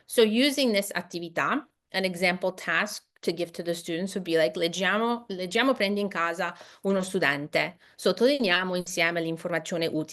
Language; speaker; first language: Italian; non-native, fluent; English